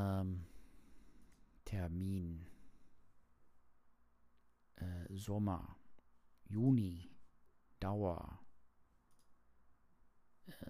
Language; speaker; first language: German; non-native, learner; English